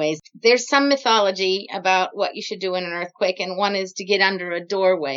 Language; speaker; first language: English; native; English